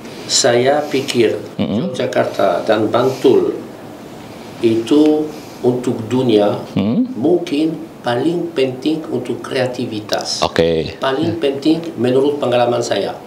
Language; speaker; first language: Indonesian; non-native, learner; Italian